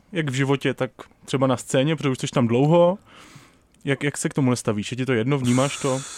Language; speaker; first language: Czech; native; Czech